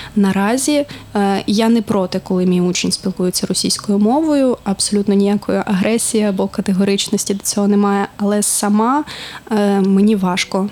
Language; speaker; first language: Ukrainian; non-native, local second language; Russian